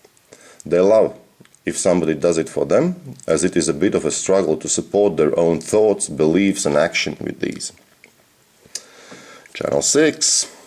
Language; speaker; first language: English; non-native, fluent; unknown